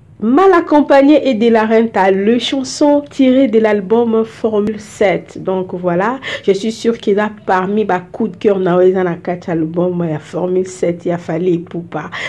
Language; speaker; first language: French; non-native, local second language; Lingala